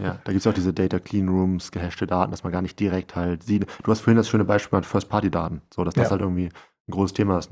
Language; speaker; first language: German; native; German